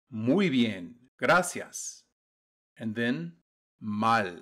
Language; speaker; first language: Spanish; non-native, fluent; English